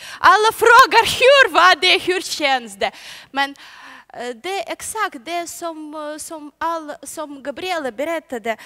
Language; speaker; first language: Swedish; non-native, learner; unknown